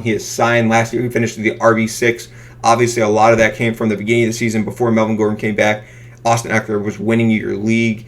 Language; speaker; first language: English; native; English